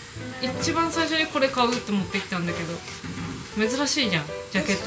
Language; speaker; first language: Japanese; native; Japanese